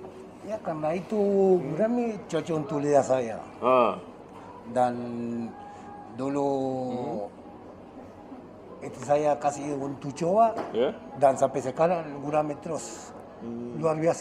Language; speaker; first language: Indonesian; non-native, fluent; Spanish